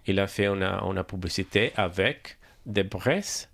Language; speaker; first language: French; non-native, learner; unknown